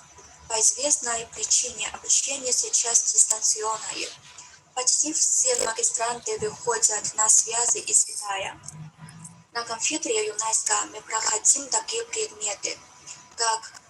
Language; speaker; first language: Russian; non-native, fluent; Chinese